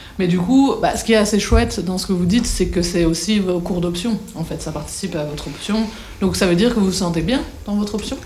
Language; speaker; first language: French; native; French